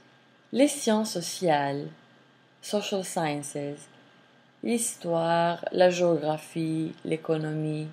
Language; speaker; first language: French; non-native, fluent; English